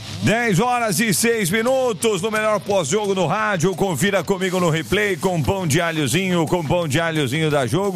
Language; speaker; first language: Portuguese; native; Portuguese